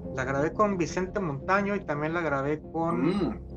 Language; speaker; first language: Spanish; native; Spanish